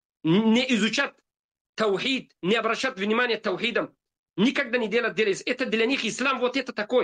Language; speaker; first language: Russian; non-native, fluent; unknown